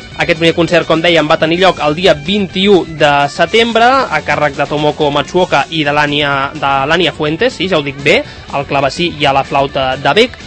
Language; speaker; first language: Catalan; native; Catalan